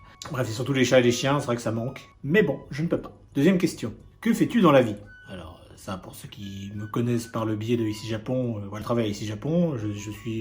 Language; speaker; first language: French; native; French